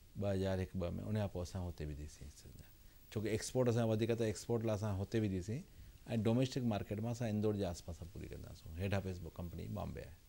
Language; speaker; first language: Sindhi; early bilingual, heritage; Sindhi